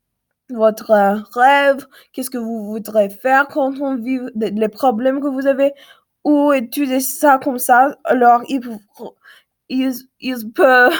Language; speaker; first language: French; non-native, learner; English